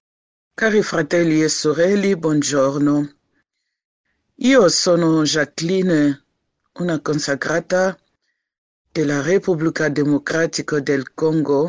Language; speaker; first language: Italian; non-native, learner; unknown